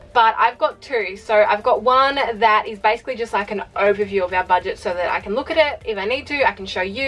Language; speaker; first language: English; native; English